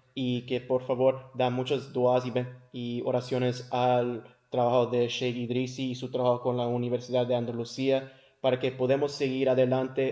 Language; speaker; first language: Spanish; early bilingual, heritage; English